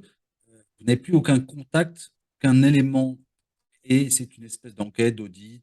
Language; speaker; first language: French; native; French